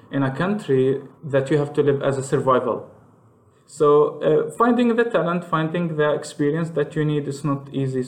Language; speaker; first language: English; non-native, fluent; Arabic